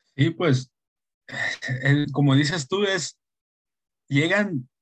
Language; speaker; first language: Spanish; early bilingual, heritage; Spanish